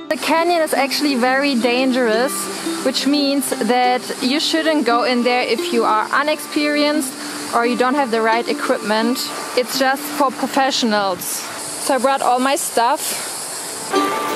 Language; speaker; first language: English; non-native, fluent; German